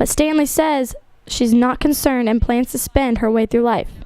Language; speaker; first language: English; native; English